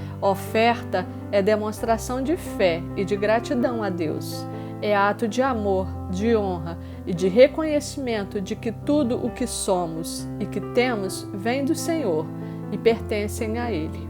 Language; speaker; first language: Portuguese; native; Portuguese